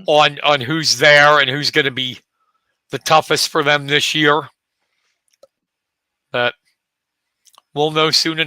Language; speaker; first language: English; native; English